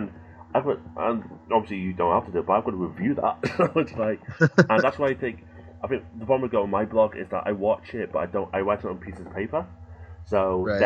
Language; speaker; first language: English; native; English